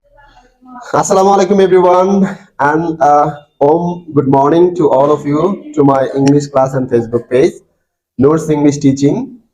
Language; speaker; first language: English; non-native, fluent; Bangla